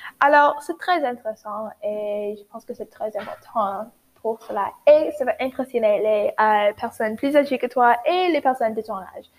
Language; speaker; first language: French; non-native, learner; English